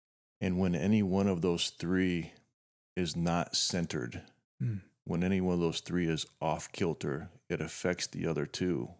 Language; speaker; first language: English; native; English